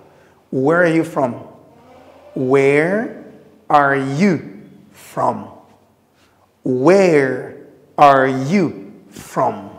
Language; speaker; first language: English; non-native, fluent; Lingala